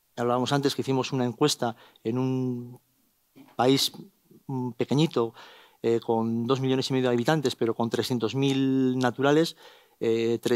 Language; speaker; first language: Spanish; native; Spanish